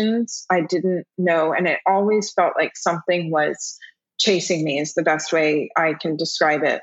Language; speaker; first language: English; early bilingual, other home language; German